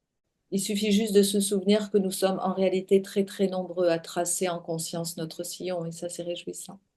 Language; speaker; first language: French; native; French